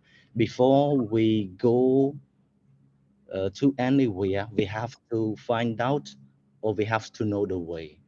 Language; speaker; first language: English; non-native, fluent; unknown